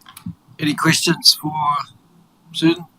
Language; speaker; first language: English; native; English